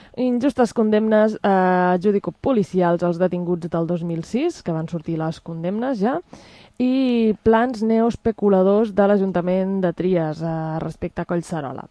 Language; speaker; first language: Catalan; non-native, local second language; Spanish